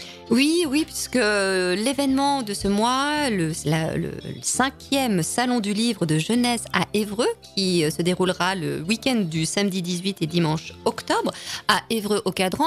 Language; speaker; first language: French; native; French